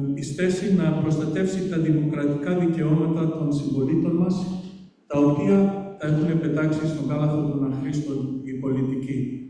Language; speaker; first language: Greek; early bilingual, heritage; Greek